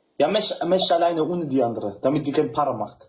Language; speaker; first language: German; early bilingual, other home language; Albanian